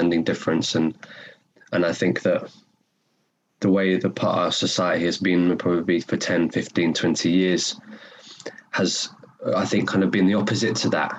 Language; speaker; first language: English; native; English